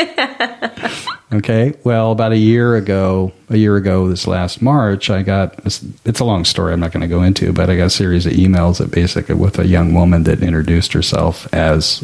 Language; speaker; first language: English; native; English